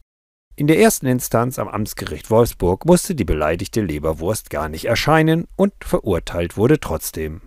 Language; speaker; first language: German; native; German